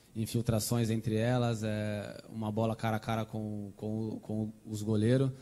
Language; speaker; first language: Portuguese; native; Portuguese